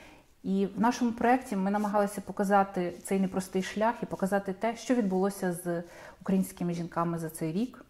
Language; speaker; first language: Ukrainian; native; Ukrainian